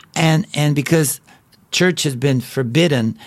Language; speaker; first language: English; non-native, fluent; Bulgarian